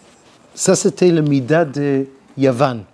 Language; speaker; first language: French; non-native, learner; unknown